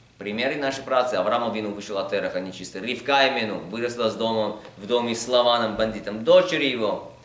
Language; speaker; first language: Russian; early bilingual, heritage; Russian